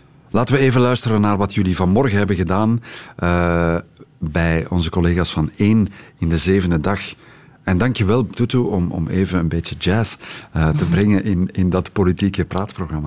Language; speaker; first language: Dutch; native; Dutch